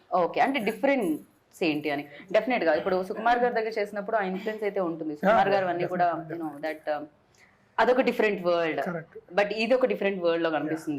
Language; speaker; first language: Telugu; native; Telugu